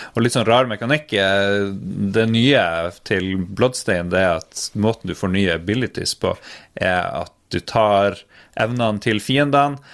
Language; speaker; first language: Norwegian; native; Norwegian